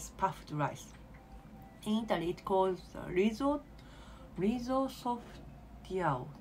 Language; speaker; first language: English; non-native, learner; Japanese